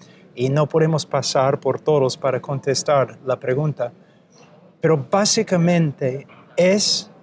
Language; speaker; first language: Spanish; non-native, fluent; English